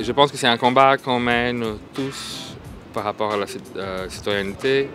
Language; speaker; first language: French; native; French